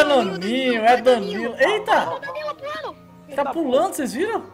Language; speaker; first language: Portuguese; native; Portuguese